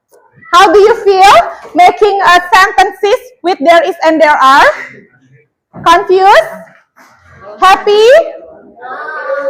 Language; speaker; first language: English; non-native, learner; Indonesian